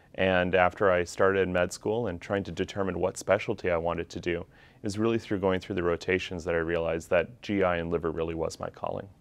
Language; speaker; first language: English; native; English